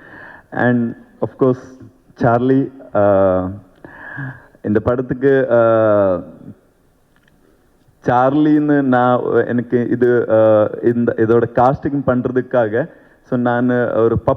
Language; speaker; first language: Tamil; non-native, learner; Kannada